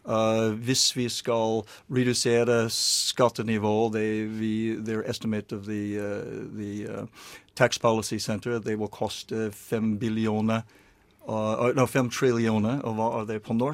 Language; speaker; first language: Norwegian; non-native, learner; English